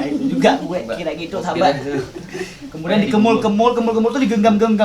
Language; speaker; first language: Indonesian; native; Indonesian